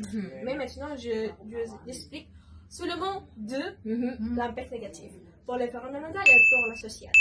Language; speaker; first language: French; non-native, learner; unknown